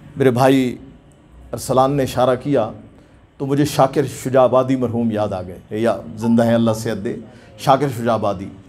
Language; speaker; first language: Urdu; non-native, local second language; Punjabi